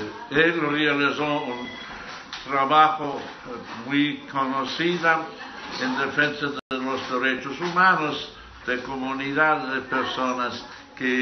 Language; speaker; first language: Spanish; non-native, fluent; English